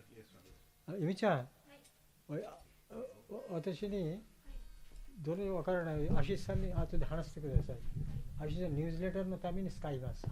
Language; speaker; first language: Japanese; non-native, fluent; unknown